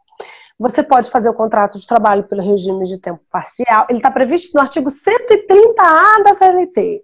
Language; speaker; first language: Portuguese; native; Portuguese